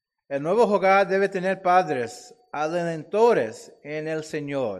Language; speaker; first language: Spanish; non-native, fluent; English